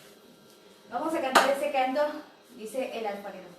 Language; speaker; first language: Spanish; native; Spanish